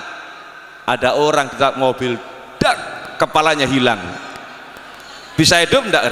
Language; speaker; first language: Indonesian; non-native, local second language; Javanese